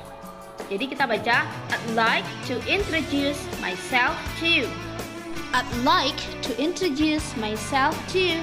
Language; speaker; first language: English; non-native, fluent; Indonesian